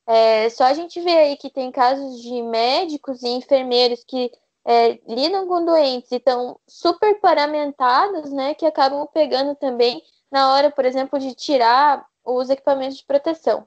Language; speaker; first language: Portuguese; native; Portuguese